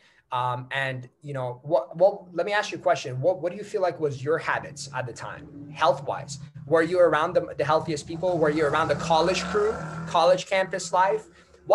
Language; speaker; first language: English; non-native, fluent; Persian